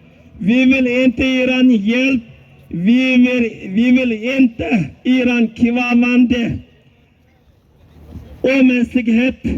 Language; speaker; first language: Swedish; non-native, learner; Uyghur